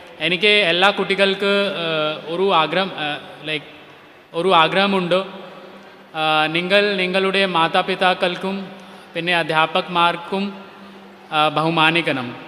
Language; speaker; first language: Malayalam; non-native, learner; Hindi